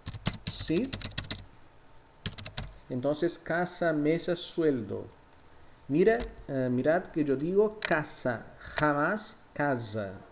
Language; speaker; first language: Spanish; non-native, fluent; Portuguese